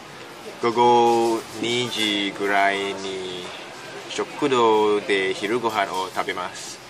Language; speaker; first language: Japanese; non-native, learner; Cantonese